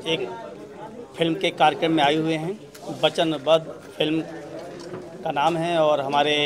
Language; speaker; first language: Hindi; native; Hindi